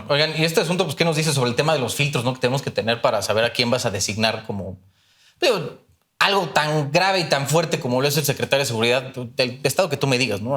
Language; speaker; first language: Spanish; native; Spanish